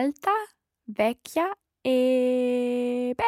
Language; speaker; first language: Italian; non-native, learner; English